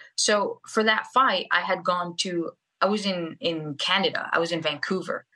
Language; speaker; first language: English; early bilingual, other home language; Spanish